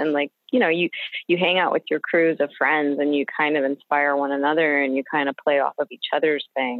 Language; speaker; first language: English; native; English